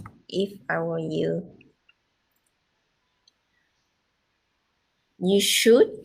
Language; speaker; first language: English; non-native, learner; Vietnamese